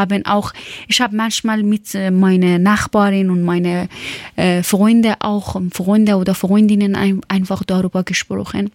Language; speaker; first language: German; non-native, learner; Persian